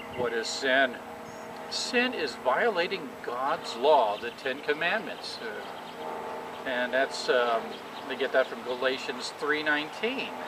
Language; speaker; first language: English; native; English